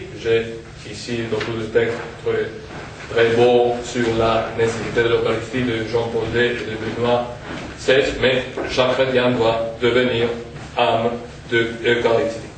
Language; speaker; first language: French; non-native, fluent; Spanish